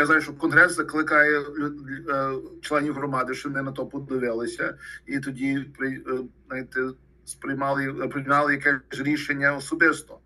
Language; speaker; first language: Ukrainian; early bilingual, heritage; Ukrainian